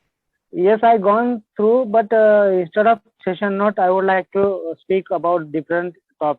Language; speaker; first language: English; non-native, learner; Marathi